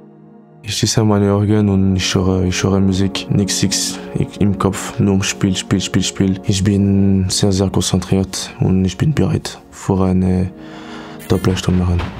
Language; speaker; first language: German; non-native, learner; French